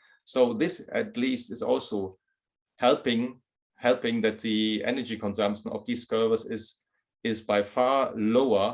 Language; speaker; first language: English; non-native, fluent; German